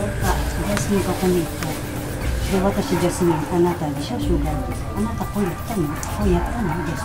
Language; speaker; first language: Japanese; non-native, learner; Filipino